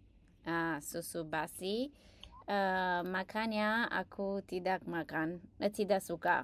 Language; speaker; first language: Indonesian; non-native, learner; English